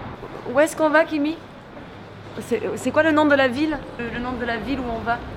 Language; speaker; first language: French; native; French